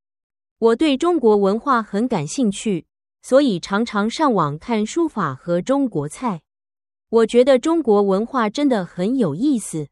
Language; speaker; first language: Chinese; non-native, learner; Vietnamese